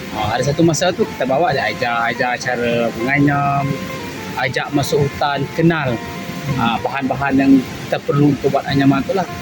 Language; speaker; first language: Malay; non-native, local second language; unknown